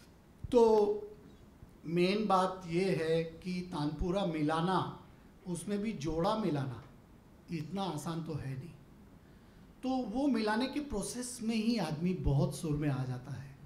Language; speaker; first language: Hindi; native; Hindi